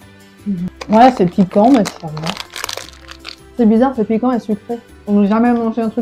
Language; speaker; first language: French; native; French